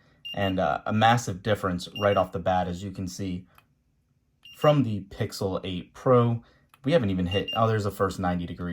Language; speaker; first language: English; native; English